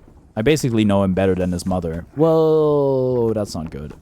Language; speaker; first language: English; native; English